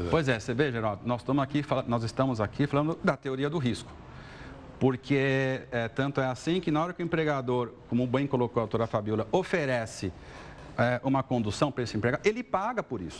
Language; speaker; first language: Portuguese; native; Portuguese